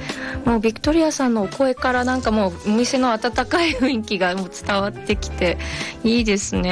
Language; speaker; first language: Japanese; native; Japanese